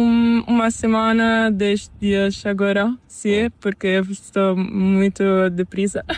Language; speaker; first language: Spanish; non-native, learner; Portuguese